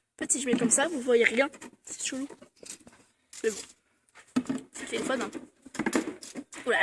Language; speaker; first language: French; native; French